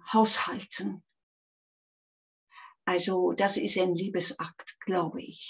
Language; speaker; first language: German; non-native, fluent; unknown